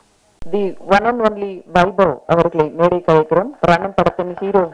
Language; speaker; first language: Tamil; native; Tamil